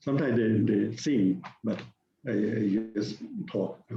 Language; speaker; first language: English; non-native, learner; Thai